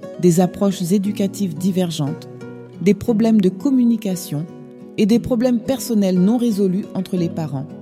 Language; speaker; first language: French; native; French